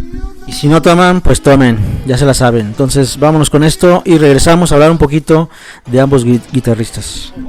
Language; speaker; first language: Spanish; native; Spanish